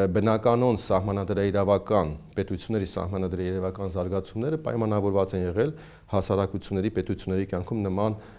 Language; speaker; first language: Armenian; native; Armenian